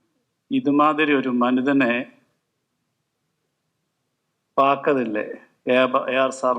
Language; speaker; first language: Tamil; non-native, local second language; Malayalam